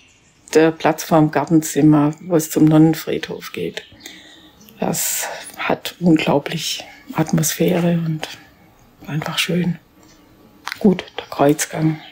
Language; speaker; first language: German; native; German